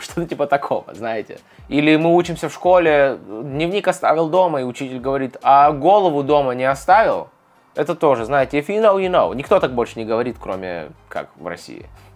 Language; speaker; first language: Russian; native; Russian